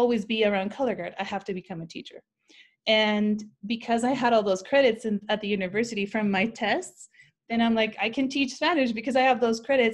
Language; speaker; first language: English; non-native, fluent; Spanish